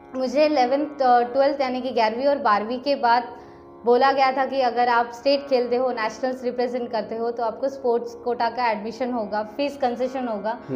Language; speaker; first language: Hindi; non-native, local second language; Nepali